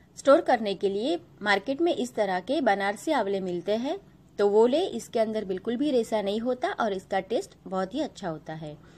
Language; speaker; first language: Hindi; non-native, local second language; Gujarati